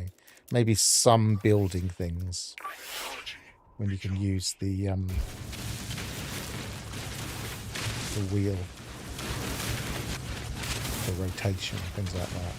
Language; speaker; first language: English; native; English